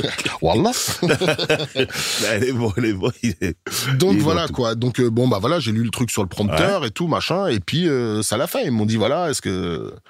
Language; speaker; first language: French; early bilingual, heritage; French